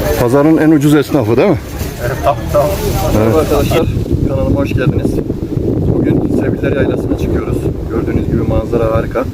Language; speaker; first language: Turkish; native; Turkish